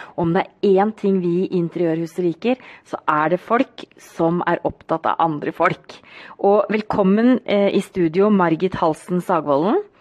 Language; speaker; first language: Norwegian; native; Norwegian